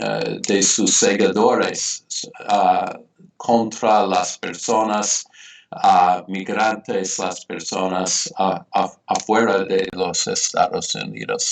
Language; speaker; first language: Spanish; non-native, fluent; English